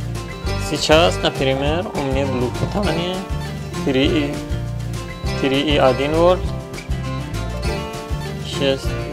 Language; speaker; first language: Russian; non-native, learner; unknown